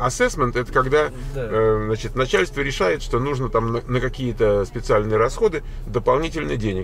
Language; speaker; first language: Russian; native; Russian